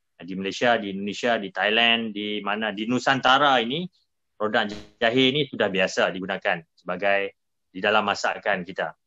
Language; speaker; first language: Malay; native; Malay